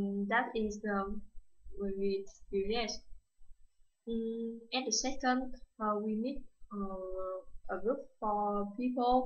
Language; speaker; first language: English; non-native, learner; Vietnamese